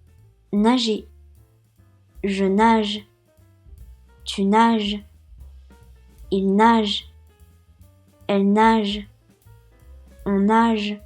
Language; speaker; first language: French; non-native, fluent; Japanese